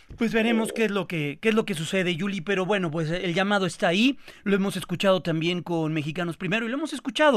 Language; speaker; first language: Spanish; native; Spanish